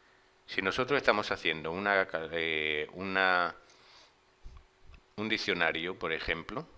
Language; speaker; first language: Spanish; native; Spanish